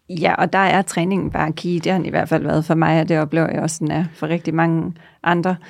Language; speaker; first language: Danish; native; Danish